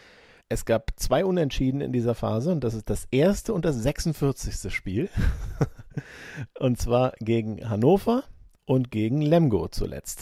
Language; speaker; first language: German; native; German